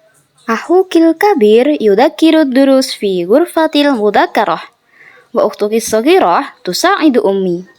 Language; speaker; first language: Arabic; non-native, learner; Indonesian